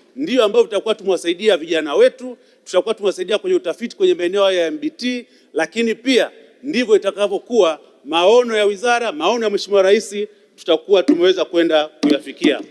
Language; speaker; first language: Swahili; native; Swahili